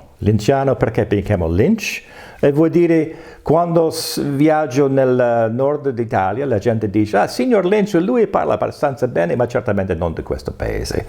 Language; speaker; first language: Italian; non-native, fluent; English